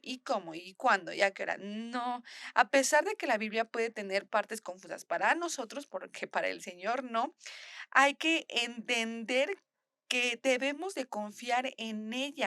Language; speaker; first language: Spanish; native; Spanish